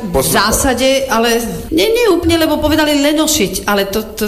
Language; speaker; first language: Slovak; native; Slovak